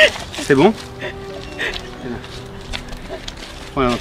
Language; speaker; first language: French; native; French